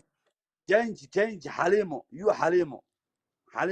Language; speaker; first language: English; non-native, learner; Somali